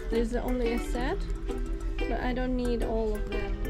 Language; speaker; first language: English; non-native, fluent; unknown